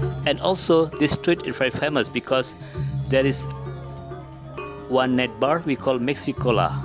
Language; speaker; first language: English; non-native, learner; Indonesian